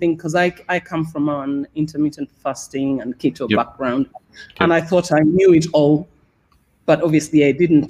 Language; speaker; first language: English; non-native, local second language; Swahili